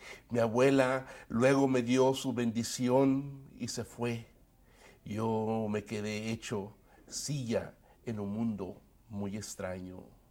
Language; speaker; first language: Spanish; early bilingual, other home language; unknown